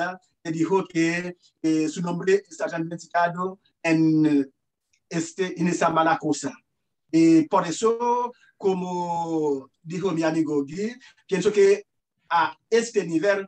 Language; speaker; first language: Spanish; non-native, fluent; Haitian Creole